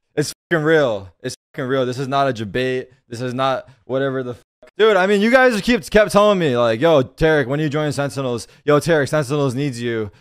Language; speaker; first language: English; early bilingual, heritage; Turkish